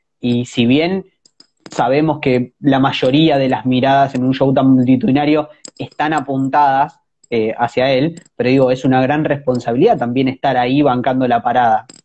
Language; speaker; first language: Spanish; native; Spanish